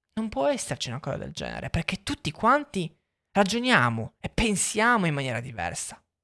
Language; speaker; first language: Italian; native; Italian